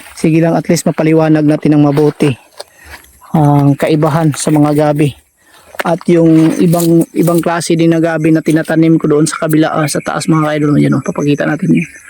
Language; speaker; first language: Filipino; non-native, local second language; Cebuano